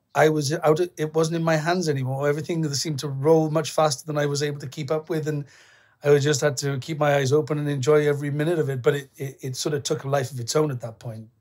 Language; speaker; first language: English; native; English